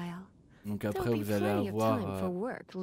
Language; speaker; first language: French; native; French